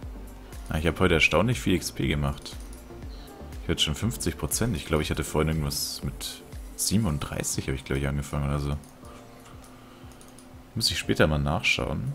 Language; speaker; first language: German; native; German